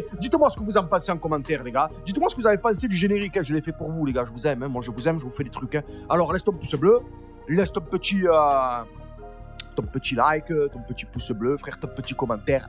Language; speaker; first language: French; native; French